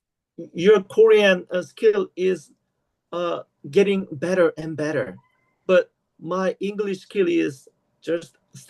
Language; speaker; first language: English; non-native, learner; Korean